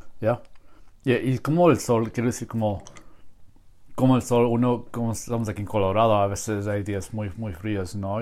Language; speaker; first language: Spanish; non-native, learner; English